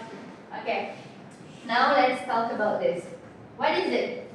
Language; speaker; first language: English; non-native, learner; Indonesian